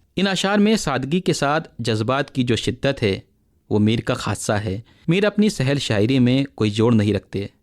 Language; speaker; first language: Urdu; native; Urdu